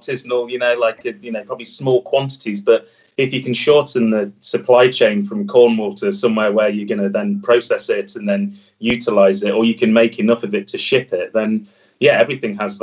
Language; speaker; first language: English; native; English